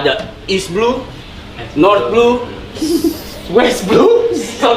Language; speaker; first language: English; non-native, learner; Indonesian